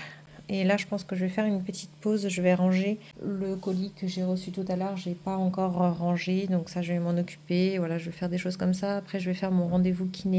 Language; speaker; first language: French; native; French